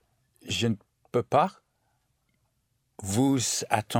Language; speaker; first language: French; non-native, learner; English